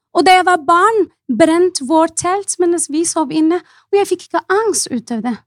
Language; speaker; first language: Norwegian; non-native, fluent; Arabic